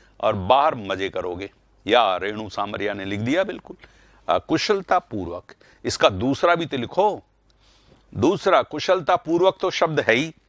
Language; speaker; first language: Hindi; native; Hindi